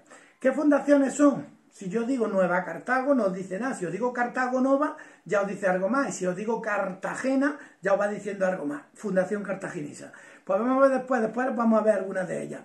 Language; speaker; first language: Spanish; native; Spanish